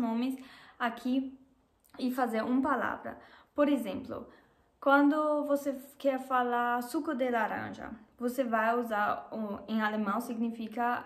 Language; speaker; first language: Portuguese; non-native, learner; German